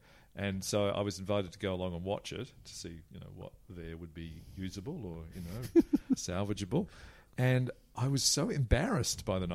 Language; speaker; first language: English; native; English